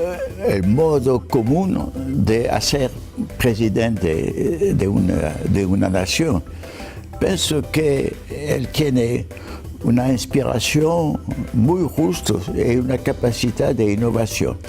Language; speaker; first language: Spanish; non-native, fluent; French